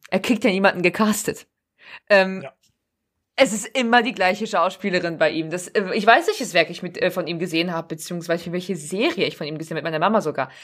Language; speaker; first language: German; early bilingual, other home language; Polish